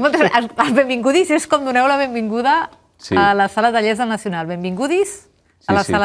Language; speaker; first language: Catalan; native; Catalan